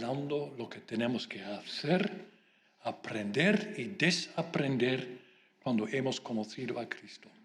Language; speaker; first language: Spanish; non-native, fluent; Dutch